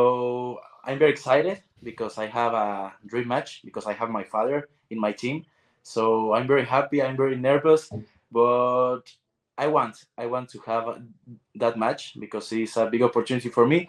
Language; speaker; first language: English; non-native, learner; Spanish